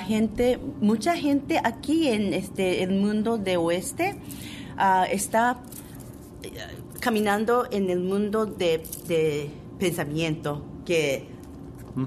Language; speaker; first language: Spanish; non-native, fluent; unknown